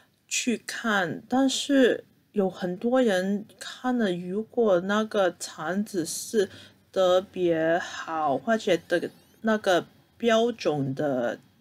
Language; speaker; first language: Chinese; early bilingual, heritage; Cantonese